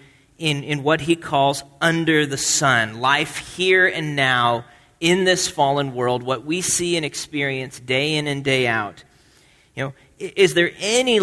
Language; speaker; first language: English; native; English